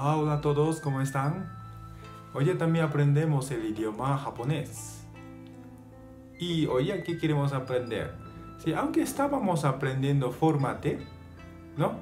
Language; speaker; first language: Spanish; non-native, fluent; Japanese